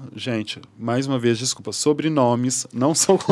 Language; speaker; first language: Portuguese; native; Portuguese